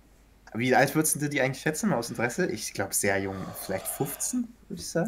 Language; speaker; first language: German; native; German